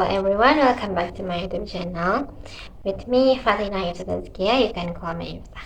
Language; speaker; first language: English; non-native, learner; Indonesian